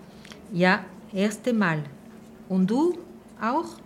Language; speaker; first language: German; non-native, learner; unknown